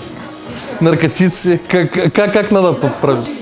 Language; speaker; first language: Russian; non-native, learner; Bulgarian